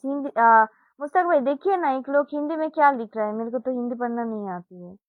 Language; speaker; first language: Hindi; non-native, learner; Bangla